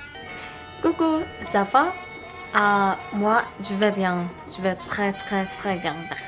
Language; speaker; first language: French; non-native, learner; Korean